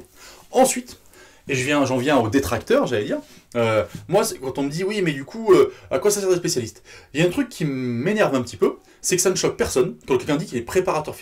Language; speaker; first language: French; native; French